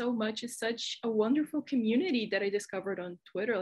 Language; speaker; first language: English; non-native, fluent; Portuguese